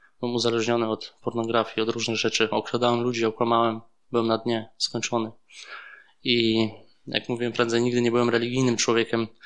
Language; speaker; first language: Polish; early bilingual, heritage; Polish